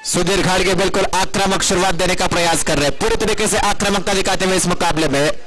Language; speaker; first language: Hindi; non-native, local second language; Marathi